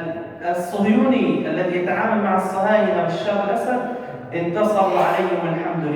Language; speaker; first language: Arabic; native; Arabic